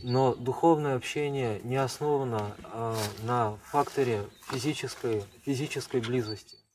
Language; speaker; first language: Russian; native; Russian